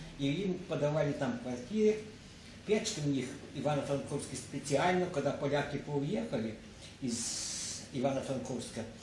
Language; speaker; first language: Russian; non-native, local second language; Ukrainian